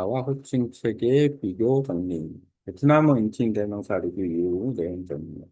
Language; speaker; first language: Korean; native; Korean